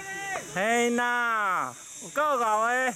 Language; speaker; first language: Chinese; native; Chinese